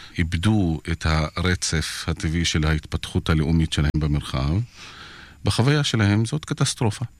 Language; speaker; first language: Hebrew; non-native, local second language; Arabic